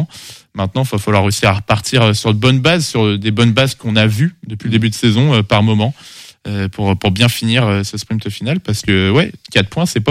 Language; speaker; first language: French; native; French